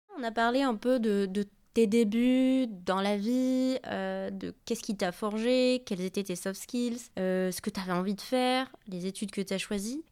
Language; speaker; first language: French; native; French